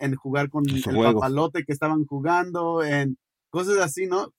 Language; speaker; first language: Spanish; early bilingual, heritage; Spanish